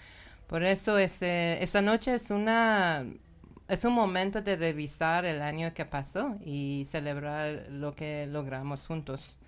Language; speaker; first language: Spanish; non-native, learner; Persian